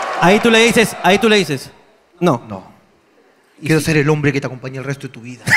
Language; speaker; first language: Spanish; native; Spanish